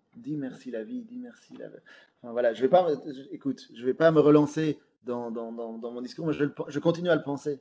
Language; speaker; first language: French; native; French